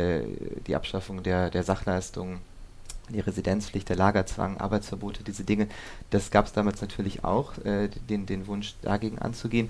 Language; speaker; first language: German; native; German